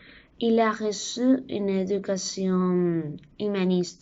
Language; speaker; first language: French; non-native, learner; Spanish